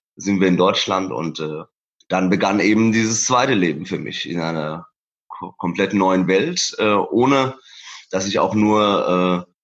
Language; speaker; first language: German; early bilingual, other home language; Persian